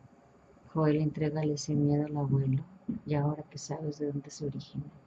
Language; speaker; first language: Spanish; native; Spanish